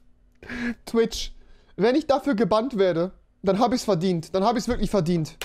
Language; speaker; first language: German; native; German